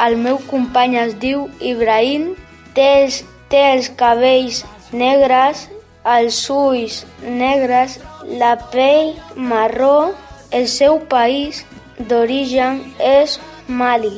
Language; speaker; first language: Catalan; non-native, learner; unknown